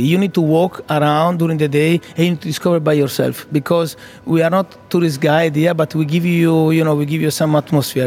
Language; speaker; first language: English; non-native, fluent; Italian